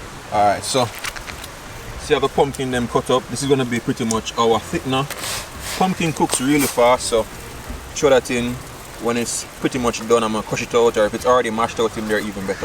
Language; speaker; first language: English; native; English